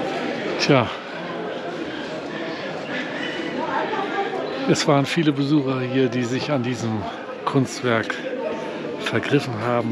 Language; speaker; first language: German; native; German